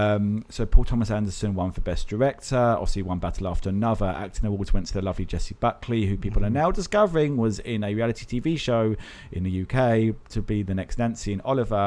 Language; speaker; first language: English; native; English